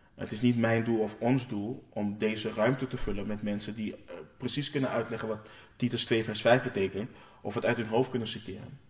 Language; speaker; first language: Dutch; non-native, local second language; Papiamento